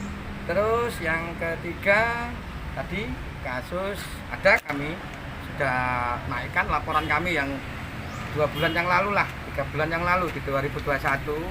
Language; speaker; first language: Indonesian; non-native, local second language; Javanese